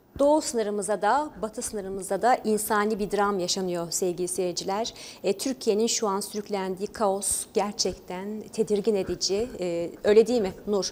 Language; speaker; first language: Turkish; native; Turkish